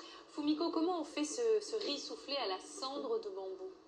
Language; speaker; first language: French; native; French